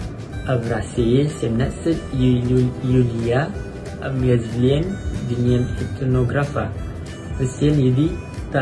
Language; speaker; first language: Russian; non-native, learner; Malay